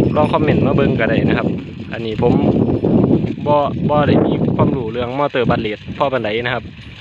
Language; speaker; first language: Thai; native; Thai